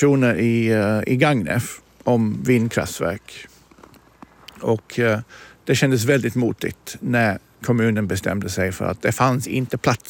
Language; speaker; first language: Swedish; non-native, fluent; English